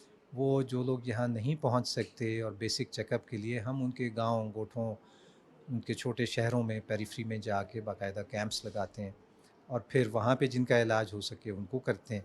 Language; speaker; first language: Urdu; native; Urdu